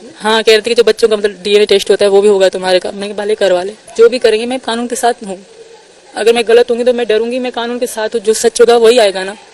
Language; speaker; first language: Urdu; non-native, local second language; Sindhi